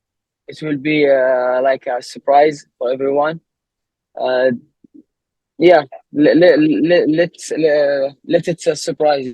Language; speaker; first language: English; non-native, learner; Arabic